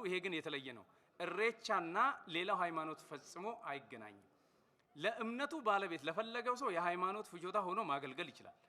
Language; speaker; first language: Amharic; non-native, local second language; Oromo